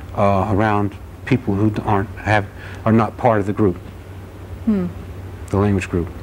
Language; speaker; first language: English; native; English